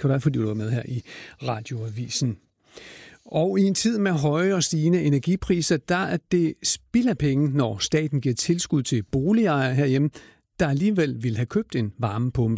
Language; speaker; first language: Danish; native; Danish